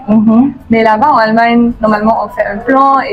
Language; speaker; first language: French; non-native, fluent; German